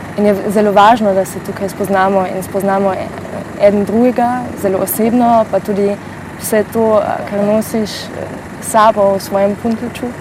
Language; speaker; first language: Slovenian; native; Slovenian